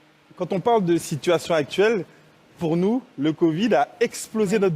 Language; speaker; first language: French; native; French